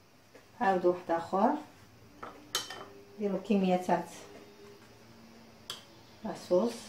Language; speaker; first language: Arabic; native; Arabic